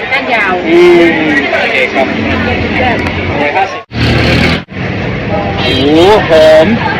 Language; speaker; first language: Thai; non-native, learner; English